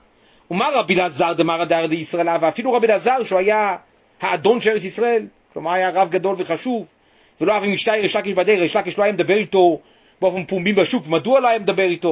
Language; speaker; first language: Hebrew; native; Hebrew